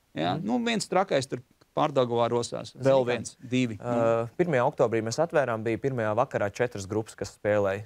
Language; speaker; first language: Latvian; native; Latvian